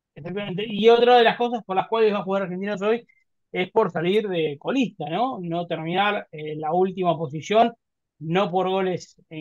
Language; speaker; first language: Spanish; native; Spanish